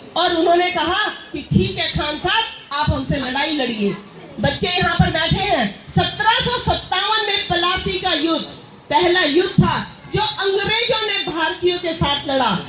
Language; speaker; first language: Hindi; native; Hindi